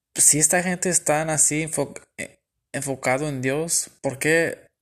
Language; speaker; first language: Spanish; early bilingual, heritage; Spanish